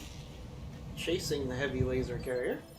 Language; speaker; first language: English; native; English